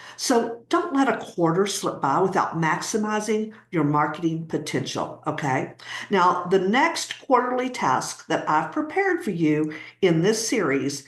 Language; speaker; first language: English; native; English